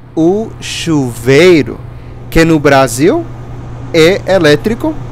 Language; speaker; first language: Portuguese; non-native, fluent; English